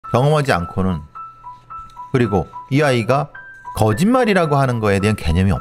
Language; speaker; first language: Korean; native; Korean